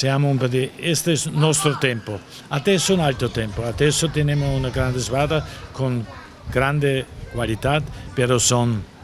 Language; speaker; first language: Italian; non-native, learner; German